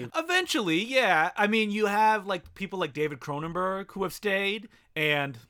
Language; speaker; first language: English; non-native, fluent; French